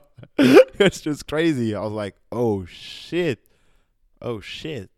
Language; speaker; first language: English; non-native, fluent; French